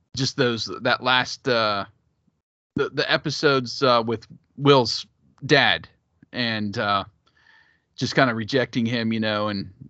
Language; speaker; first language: English; native; English